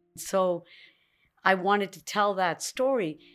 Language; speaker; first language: English; early bilingual, other home language; Spanish